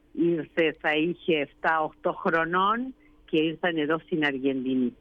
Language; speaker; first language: Greek; early bilingual, heritage; Greek